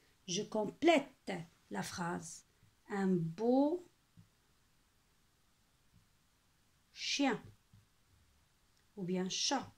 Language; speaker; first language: French; non-native, local second language; Arabic